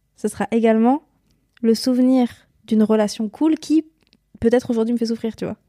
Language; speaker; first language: French; native; French